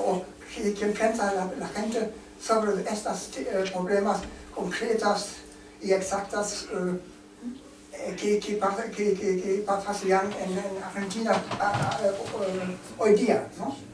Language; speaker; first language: Spanish; non-native, learner; German